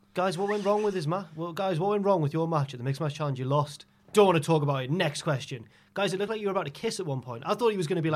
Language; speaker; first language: English; native; English